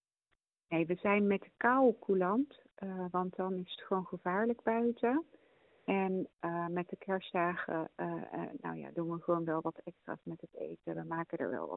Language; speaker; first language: Dutch; native; Dutch